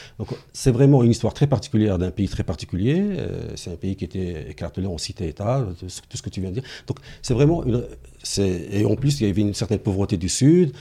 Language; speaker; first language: French; non-native, local second language; Arabic